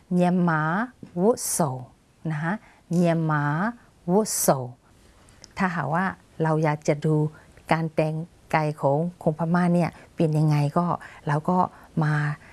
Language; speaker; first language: Thai; non-native, fluent; Burmese